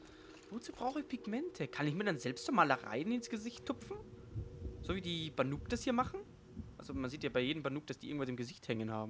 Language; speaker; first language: German; native; German